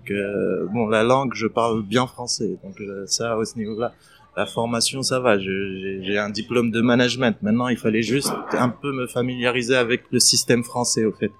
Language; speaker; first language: French; non-native, fluent; Arabic